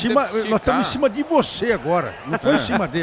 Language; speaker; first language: Portuguese; native; Portuguese